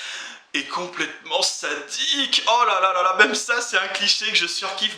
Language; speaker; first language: French; native; French